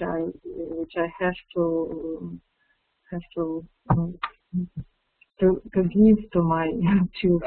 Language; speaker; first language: English; non-native, fluent; Russian